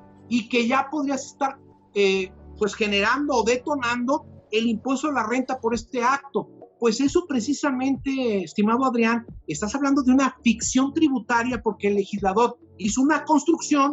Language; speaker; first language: Spanish; native; Spanish